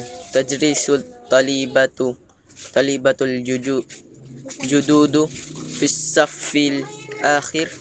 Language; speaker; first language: Arabic; non-native, learner; Filipino